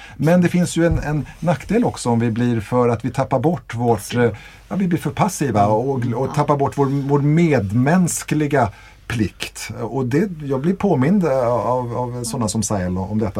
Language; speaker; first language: Swedish; native; Swedish